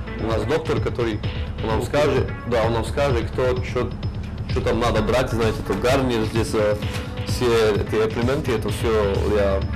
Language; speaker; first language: Russian; non-native, learner; Slovak